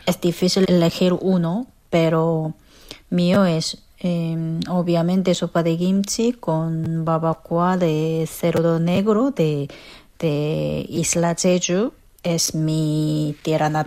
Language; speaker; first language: Spanish; non-native, fluent; Korean